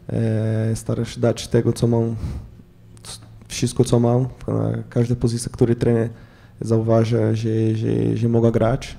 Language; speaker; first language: Polish; non-native, fluent; Portuguese